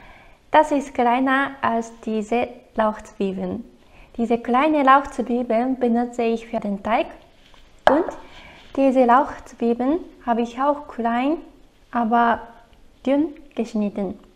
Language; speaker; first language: German; non-native, fluent; Japanese